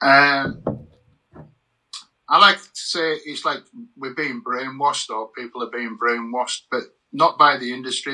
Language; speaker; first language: English; native; English